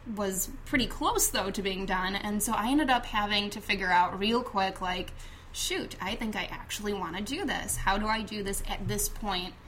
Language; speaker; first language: English; native; English